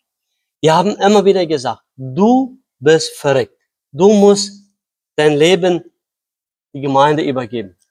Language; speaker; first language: German; early bilingual, heritage; Low German